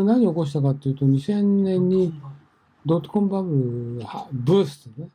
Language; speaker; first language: Japanese; native; Japanese